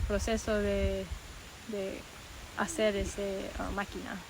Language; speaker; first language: Spanish; non-native, learner; English